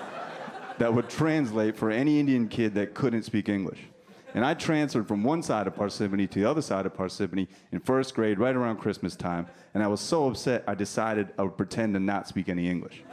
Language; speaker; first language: English; native; English